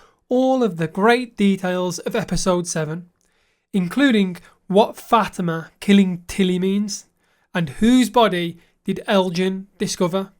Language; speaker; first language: English; native; English